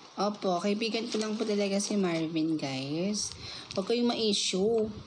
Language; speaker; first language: Filipino; non-native, local second language; Cebuano